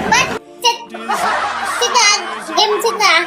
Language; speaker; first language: English; non-native, learner; Indonesian